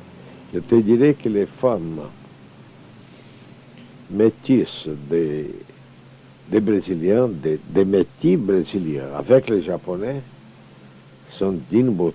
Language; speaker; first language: French; non-native, fluent; Portuguese